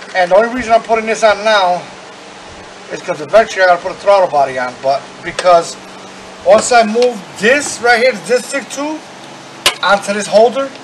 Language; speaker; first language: English; non-native, fluent; Spanish